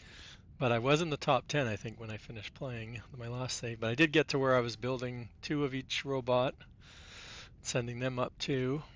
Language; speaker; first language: English; native; English